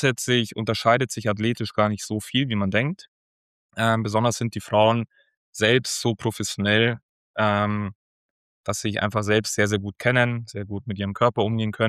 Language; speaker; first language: German; native; German